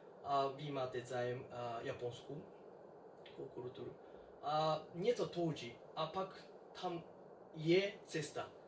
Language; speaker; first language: Czech; non-native, learner; Japanese